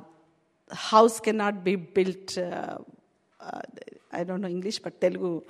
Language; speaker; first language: English; non-native, local second language; Telugu